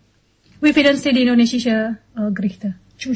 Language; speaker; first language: German; non-native, learner; Indonesian